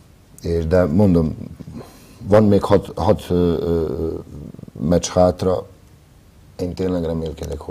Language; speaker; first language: Hungarian; non-native, fluent; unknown